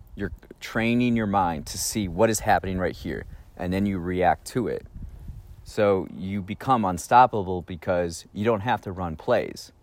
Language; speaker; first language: English; native; English